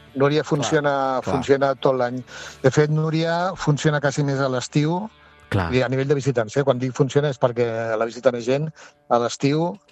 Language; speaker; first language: Catalan; native; Catalan